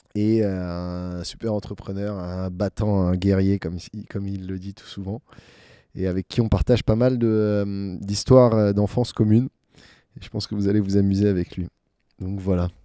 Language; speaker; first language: French; native; French